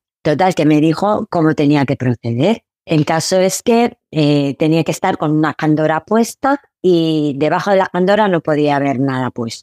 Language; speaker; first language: Spanish; early bilingual, other home language; Arabic